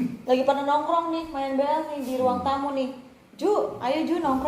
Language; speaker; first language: Indonesian; native; Indonesian